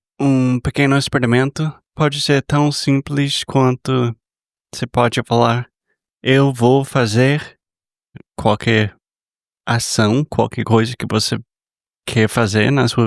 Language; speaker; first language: Portuguese; non-native, fluent; English